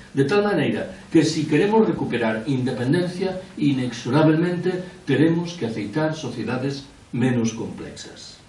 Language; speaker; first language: Galician; non-native, local second language; Spanish